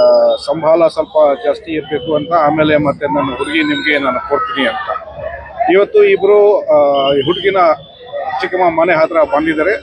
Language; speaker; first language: Kannada; non-native, fluent; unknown